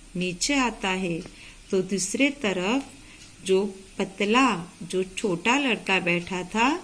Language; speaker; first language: Hindi; non-native, local second language; Marathi